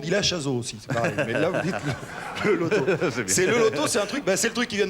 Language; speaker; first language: French; native; French